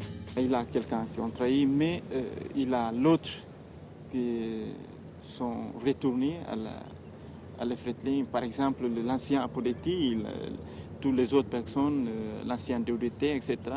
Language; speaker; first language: French; non-native, fluent; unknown